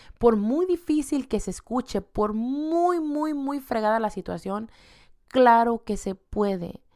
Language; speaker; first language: Spanish; native; Spanish